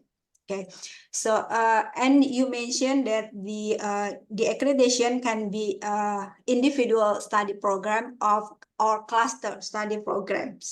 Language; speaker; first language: English; non-native, fluent; Indonesian